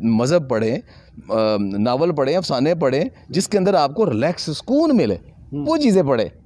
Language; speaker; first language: Urdu; non-native, local second language; Punjabi